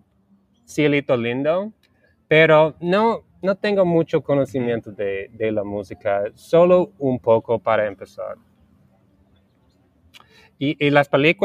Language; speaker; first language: Spanish; non-native, learner; English